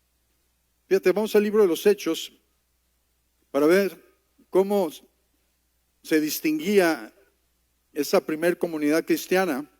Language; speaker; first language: Spanish; native; Spanish